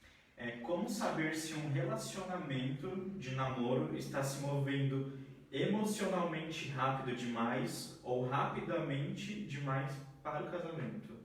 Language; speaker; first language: Portuguese; native; Portuguese